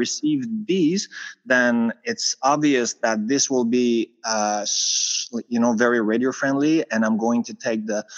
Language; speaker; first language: English; non-native, fluent; French